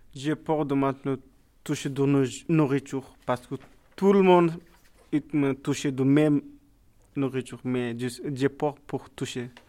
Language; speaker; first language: French; non-native, learner; Bangla